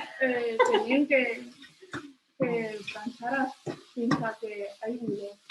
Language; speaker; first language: Spanish; non-native, learner; Chinese